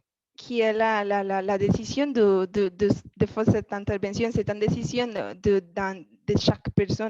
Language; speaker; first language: French; non-native, learner; Spanish